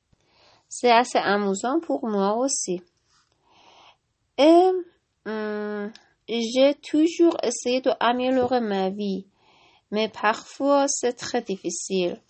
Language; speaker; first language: French; non-native, learner; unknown